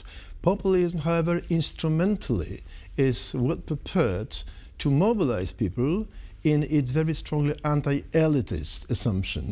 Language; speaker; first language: English; non-native, fluent; Polish